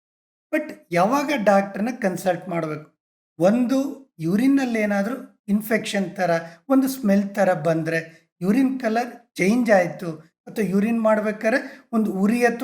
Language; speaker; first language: Kannada; native; Kannada